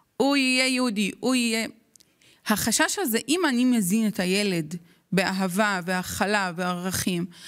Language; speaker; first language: Hebrew; non-native, local second language; Arabic